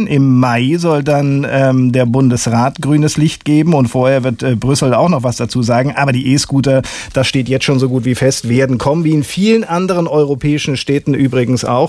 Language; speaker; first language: German; native; German